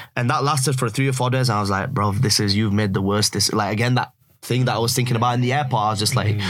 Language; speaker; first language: English; early bilingual, other home language; Urdu